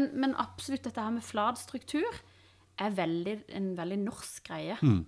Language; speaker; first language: Norwegian; non-native, fluent; Persian